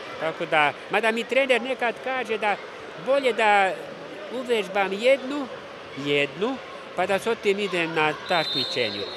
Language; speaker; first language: Bosnian; non-native, local second language; Hungarian